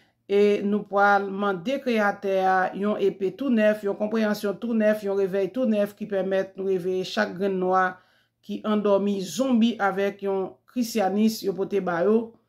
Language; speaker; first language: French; non-native, local second language; Haitian Creole